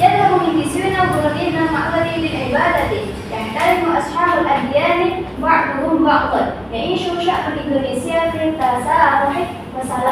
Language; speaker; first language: Arabic; non-native, learner; Indonesian